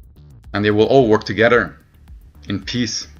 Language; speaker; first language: English; non-native, fluent; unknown